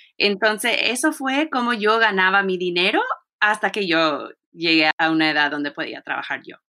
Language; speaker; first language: Spanish; early bilingual, heritage; Spanish